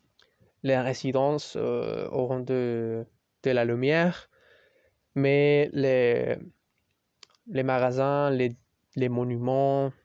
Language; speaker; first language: French; non-native, learner; Spanish